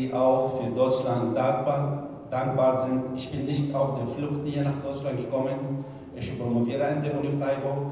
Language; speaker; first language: German; non-native, fluent; Arabic